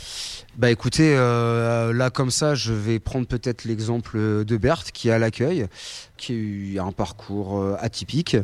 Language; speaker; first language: French; native; French